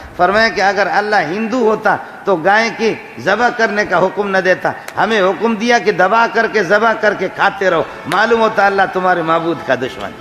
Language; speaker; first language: Urdu; non-native, local second language; Baluchi